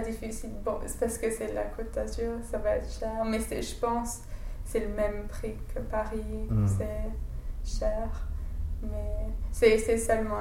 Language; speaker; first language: French; non-native, fluent; English